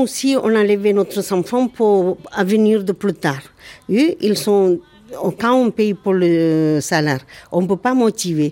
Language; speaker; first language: French; non-native, learner; Tamil